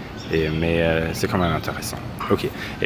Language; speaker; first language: French; non-native, fluent; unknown